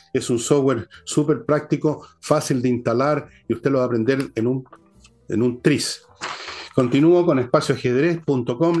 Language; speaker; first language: Spanish; native; Spanish